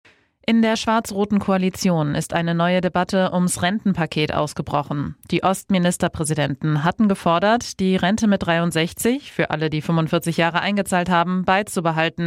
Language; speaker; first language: German; native; German